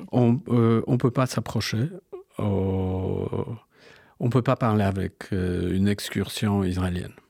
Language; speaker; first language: French; non-native, fluent; Polish